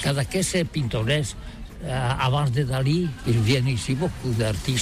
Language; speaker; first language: French; non-native, learner; Catalan